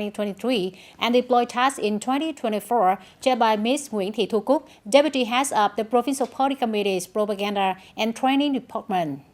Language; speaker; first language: English; non-native, fluent; Vietnamese